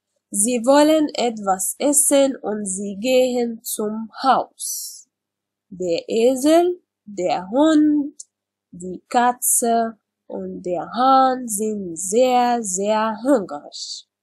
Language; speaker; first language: German; non-native, learner; Arabic